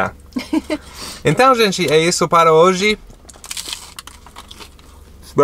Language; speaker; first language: Portuguese; non-native, fluent; English